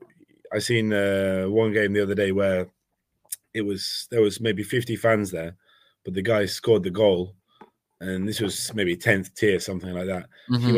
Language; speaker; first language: English; native; English